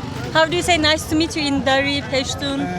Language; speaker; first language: English; non-native, learner; Turkish